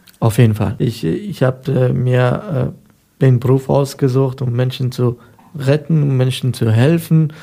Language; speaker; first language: German; non-native, fluent; Persian